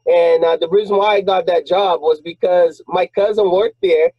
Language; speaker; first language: English; non-native, fluent; Portuguese